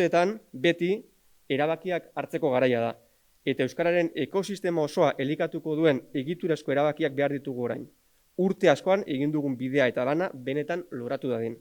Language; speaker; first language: Basque; native; Basque